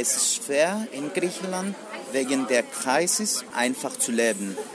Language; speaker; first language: German; non-native, learner; Greek